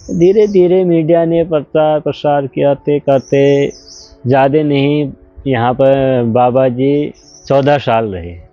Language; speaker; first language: Hindi; native; Hindi